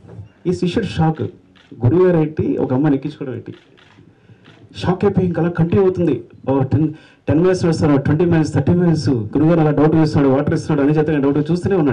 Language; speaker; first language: Telugu; native; Telugu